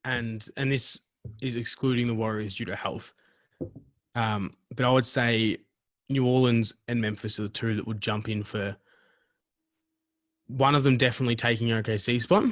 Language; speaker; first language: English; native; English